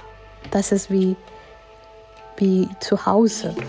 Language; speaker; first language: German; non-native, learner; Gujarati